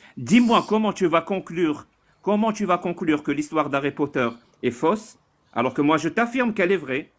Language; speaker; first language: French; non-native, local second language; Arabic